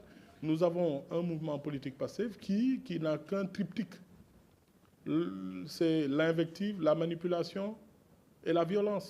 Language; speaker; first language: French; non-native, local second language; Wolof